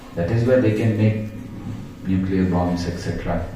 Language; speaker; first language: English; non-native, local second language; Hindi